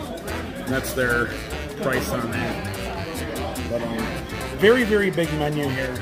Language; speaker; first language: English; native; English